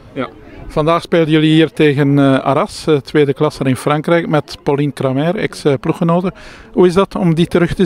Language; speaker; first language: Dutch; native; Dutch